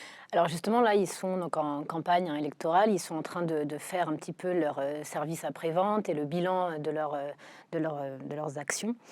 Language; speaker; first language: French; native; French